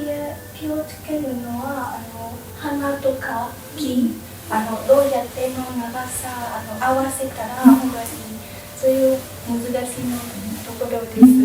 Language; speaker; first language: Japanese; non-native, learner; Vietnamese